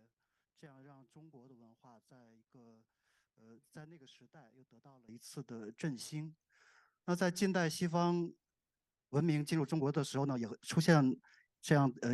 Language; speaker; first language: Chinese; native; Chinese